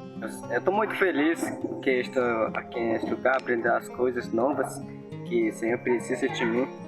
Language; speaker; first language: Portuguese; non-native, local second language; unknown